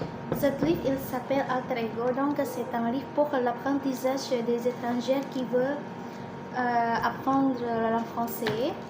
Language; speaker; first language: French; non-native, learner; Indonesian